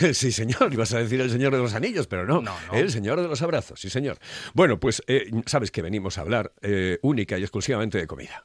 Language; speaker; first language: Spanish; native; Spanish